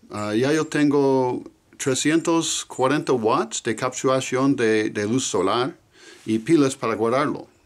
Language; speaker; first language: Spanish; non-native, learner; English